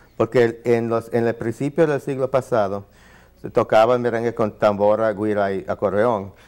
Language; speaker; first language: Spanish; non-native, fluent; English